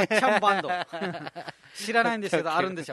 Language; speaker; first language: Japanese; non-native, fluent; Nepali